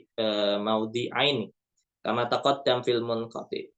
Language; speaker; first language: Arabic; non-native, fluent; Indonesian